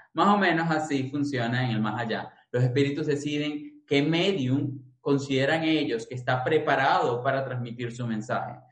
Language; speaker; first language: Spanish; native; Spanish